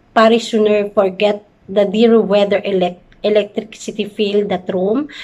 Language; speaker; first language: English; non-native, local second language; Filipino